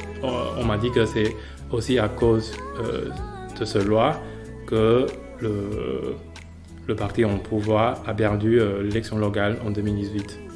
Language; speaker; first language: French; non-native, fluent; Chinese